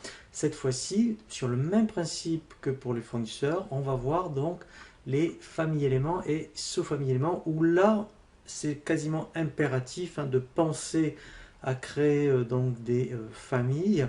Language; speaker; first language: French; native; French